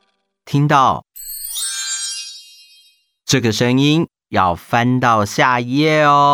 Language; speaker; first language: Chinese; native; Chinese